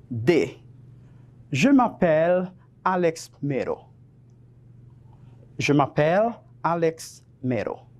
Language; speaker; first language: French; non-native, fluent; Spanish